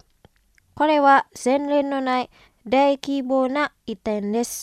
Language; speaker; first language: Japanese; non-native, fluent; Indonesian